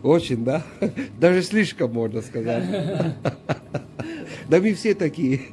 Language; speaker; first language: Russian; non-native, fluent; Urdu